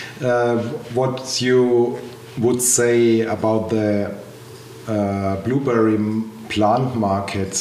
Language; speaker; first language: English; non-native, learner; German